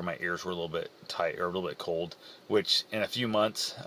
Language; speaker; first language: English; native; English